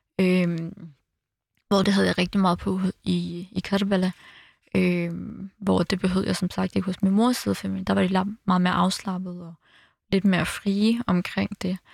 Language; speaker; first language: Danish; early bilingual, other home language; Arabic